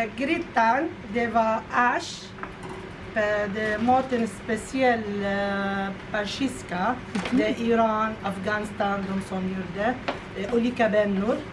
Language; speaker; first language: Swedish; non-native, learner; Arabic